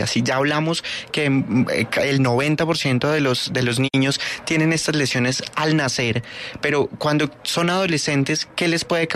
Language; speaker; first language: Spanish; native; Spanish